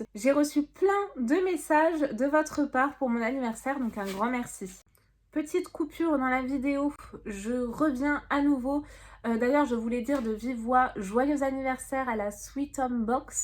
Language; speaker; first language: French; native; French